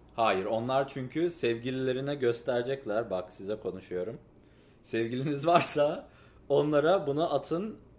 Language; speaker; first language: Turkish; early bilingual, heritage; Turkish